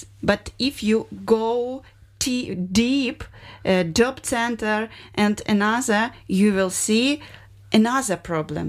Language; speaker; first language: English; non-native, learner; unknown